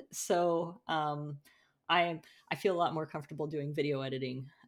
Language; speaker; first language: English; non-native, fluent; Portuguese